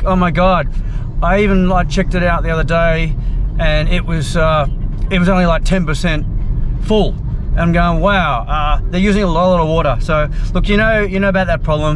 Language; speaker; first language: English; native; English